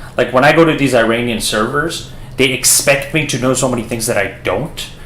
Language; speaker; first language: English; early bilingual, other home language; Persian